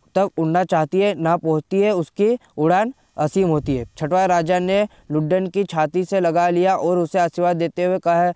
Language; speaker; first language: Hindi; native; Hindi